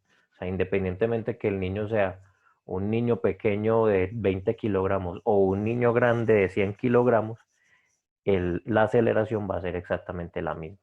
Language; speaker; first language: Spanish; native; Spanish